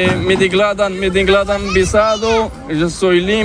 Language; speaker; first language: Spanish; non-native, learner; Arabic